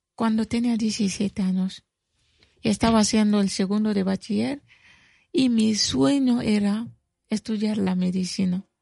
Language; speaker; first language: Spanish; non-native, fluent; Bambara